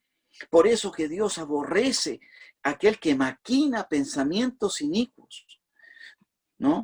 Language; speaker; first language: Spanish; native; Spanish